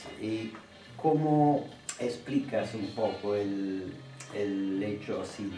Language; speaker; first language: Spanish; non-native, fluent; Italian